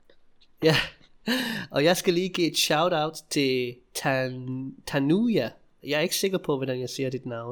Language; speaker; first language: Danish; non-native, fluent; English